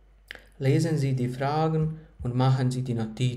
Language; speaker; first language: German; non-native, fluent; Bosnian